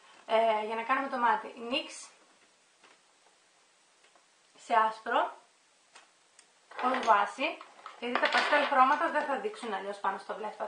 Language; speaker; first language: Greek; native; Greek